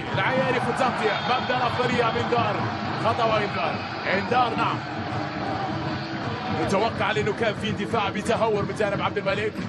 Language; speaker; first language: Arabic; native; Arabic